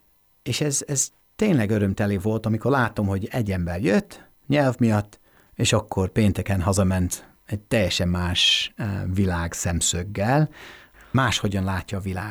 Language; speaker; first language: Hungarian; non-native, fluent; English